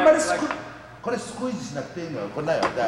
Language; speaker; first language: Japanese; native; Japanese